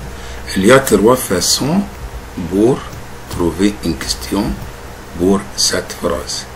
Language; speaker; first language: French; non-native, fluent; Arabic